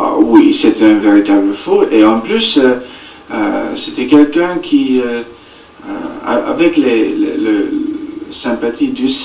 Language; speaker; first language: French; non-native, learner; English